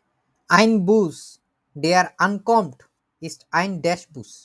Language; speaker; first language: German; non-native, fluent; Bangla